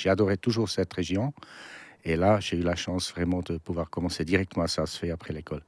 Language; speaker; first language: French; non-native, local second language; German